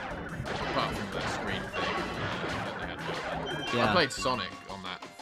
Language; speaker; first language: English; native; English